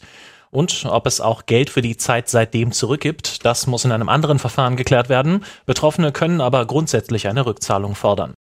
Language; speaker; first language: German; native; German